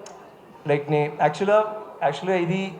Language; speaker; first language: Telugu; non-native, local second language; Tamil